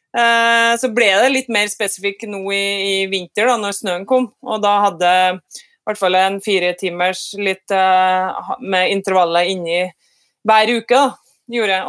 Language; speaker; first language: Norwegian; native; Norwegian